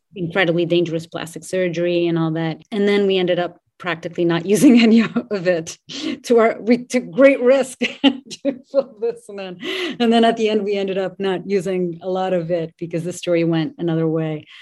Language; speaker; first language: English; non-native, fluent; Portuguese